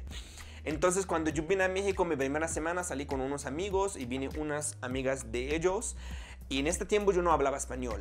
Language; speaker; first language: Spanish; non-native, fluent; Arabic